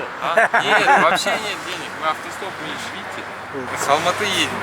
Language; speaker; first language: Russian; non-native, local second language; Kazakh